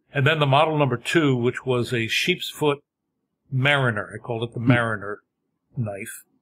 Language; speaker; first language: English; native; English